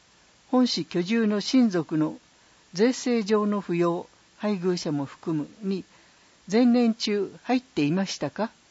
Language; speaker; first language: Japanese; native; Japanese